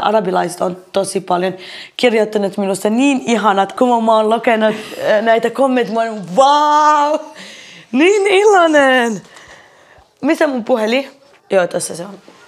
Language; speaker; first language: Finnish; non-native, fluent; Arabic